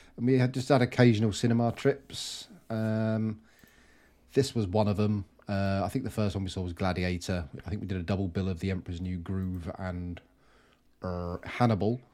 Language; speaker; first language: English; native; English